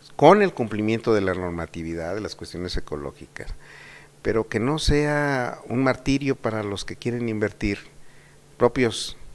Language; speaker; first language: Spanish; native; Spanish